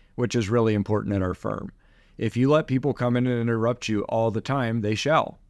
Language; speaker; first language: English; native; English